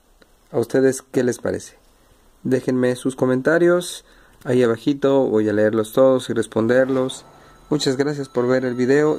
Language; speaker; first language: Spanish; native; Spanish